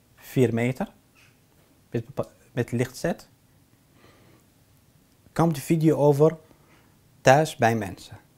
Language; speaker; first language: Dutch; non-native, fluent; Arabic